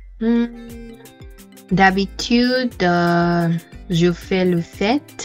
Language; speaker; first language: French; non-native, learner; Portuguese